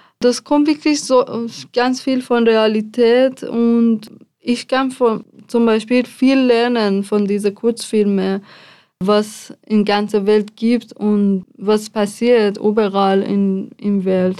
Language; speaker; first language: German; non-native, fluent; Persian